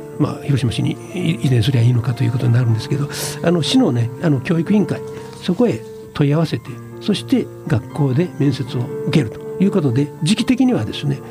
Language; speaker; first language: Japanese; native; Japanese